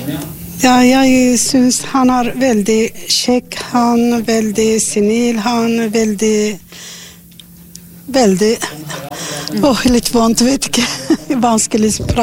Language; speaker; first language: Swedish; non-native, learner; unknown